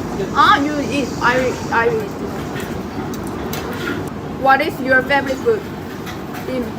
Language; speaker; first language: English; non-native, learner; Korean